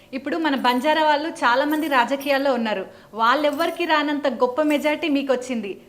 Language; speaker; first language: Telugu; non-native, local second language; Lambadi